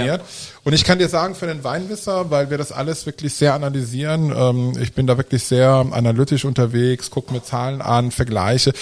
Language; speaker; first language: German; early bilingual, other home language; Italian